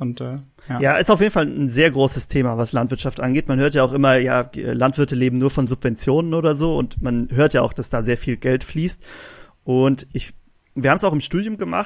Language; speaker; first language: German; native; German